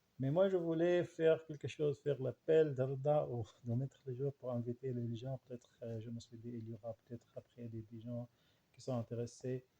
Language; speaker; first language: French; non-native, fluent; Arabic